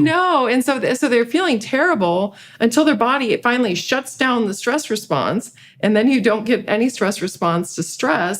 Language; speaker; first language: English; native; English